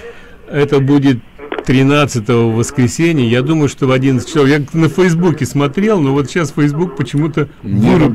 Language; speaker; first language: Russian; native; Russian